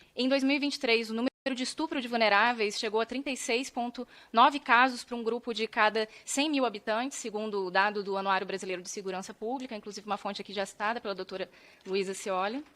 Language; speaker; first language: Portuguese; native; Portuguese